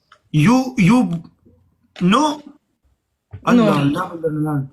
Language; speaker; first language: English; non-native, learner; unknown